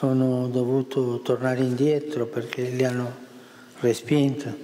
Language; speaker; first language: Italian; early bilingual, heritage; Spanish